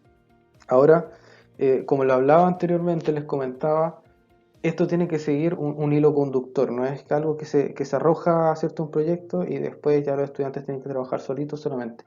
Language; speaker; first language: Spanish; native; Spanish